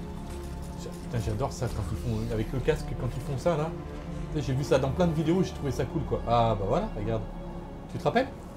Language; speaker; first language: French; native; French